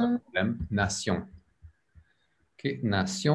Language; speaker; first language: French; non-native, learner; English